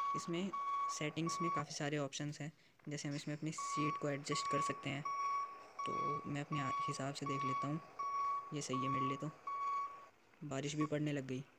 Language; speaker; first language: Hindi; native; Hindi